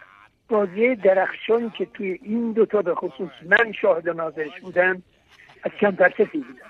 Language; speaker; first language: Persian; native; Persian